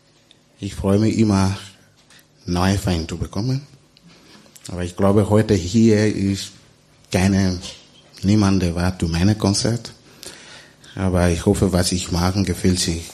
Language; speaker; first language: German; non-native, learner; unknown